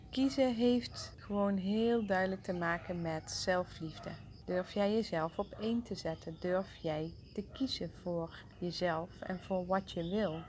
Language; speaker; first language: Dutch; native; Dutch